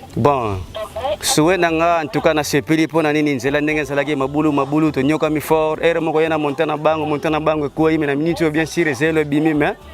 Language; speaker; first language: Lingala; non-native, local second language; Kongo